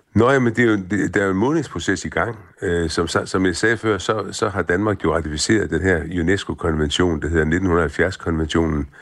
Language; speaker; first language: Danish; native; Danish